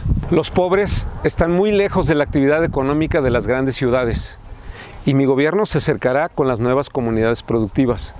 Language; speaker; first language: Spanish; native; Spanish